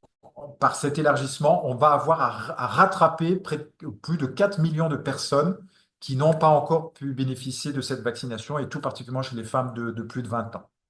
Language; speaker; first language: French; native; French